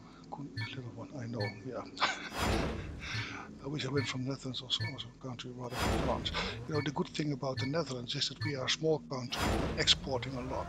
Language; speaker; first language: English; non-native, fluent; Dutch